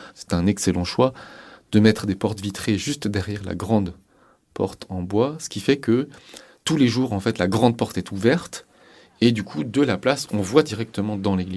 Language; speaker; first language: French; native; French